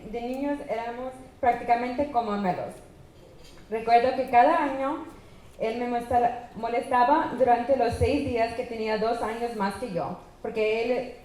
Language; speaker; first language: Spanish; early bilingual, other home language; English